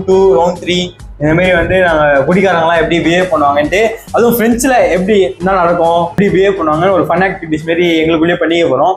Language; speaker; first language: Tamil; native; Tamil